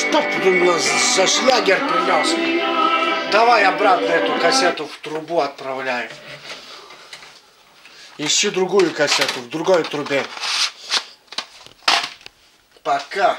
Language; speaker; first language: Russian; native; Russian